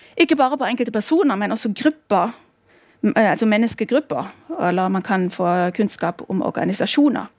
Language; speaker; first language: Norwegian; non-native, fluent; German